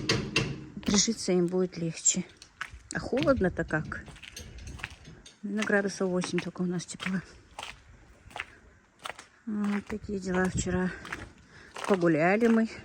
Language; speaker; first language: Russian; non-native, local second language; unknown